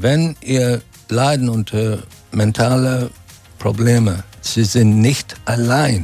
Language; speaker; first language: German; non-native, fluent; English